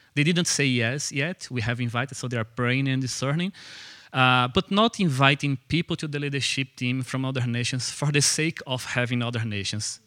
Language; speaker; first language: English; non-native, fluent; Portuguese